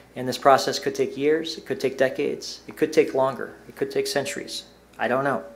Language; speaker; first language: English; native; English